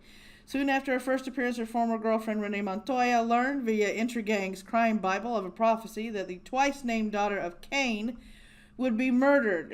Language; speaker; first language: English; native; English